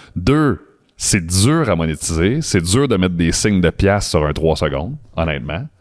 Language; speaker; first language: French; native; French